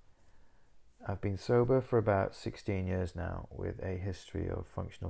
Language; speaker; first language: English; native; English